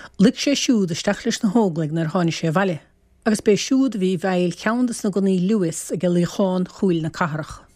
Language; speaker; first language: Irish; native; Irish